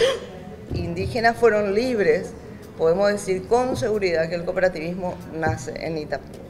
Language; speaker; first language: Spanish; native; Spanish